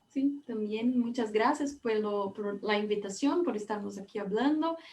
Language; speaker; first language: Spanish; non-native, fluent; Portuguese